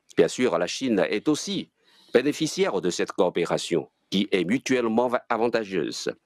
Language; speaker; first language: French; non-native, fluent; Chinese